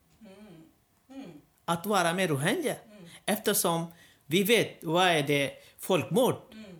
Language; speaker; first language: Swedish; non-native, learner; Rohingya